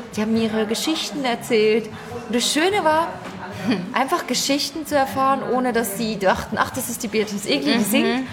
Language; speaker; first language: German; native; German